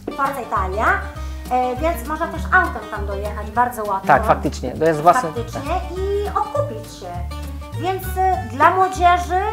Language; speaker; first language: Polish; non-native, fluent; Italian